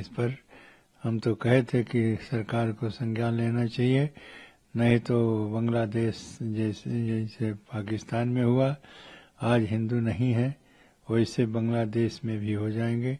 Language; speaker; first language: Hindi; native; Hindi